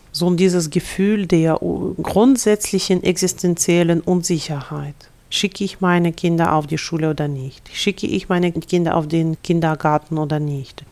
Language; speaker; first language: German; non-native, fluent; Russian